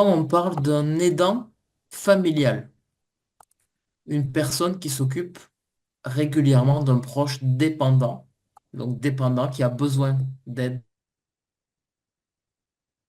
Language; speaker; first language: French; native; French